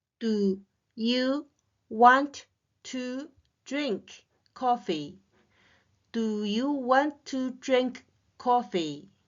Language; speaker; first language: English; non-native, learner; Chinese